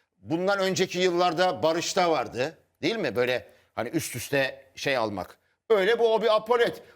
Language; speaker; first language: Turkish; native; Turkish